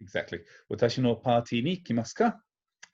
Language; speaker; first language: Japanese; non-native, fluent; English